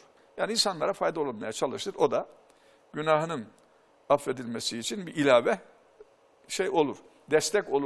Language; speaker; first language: Turkish; native; Turkish